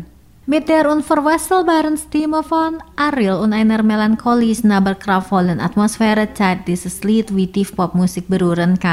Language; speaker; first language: German; non-native, fluent; Indonesian